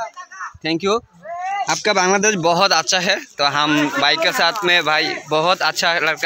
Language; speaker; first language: Hindi; non-native, learner; Bangla